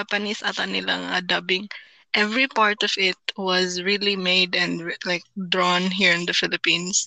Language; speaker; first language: English; non-native, local second language; Cebuano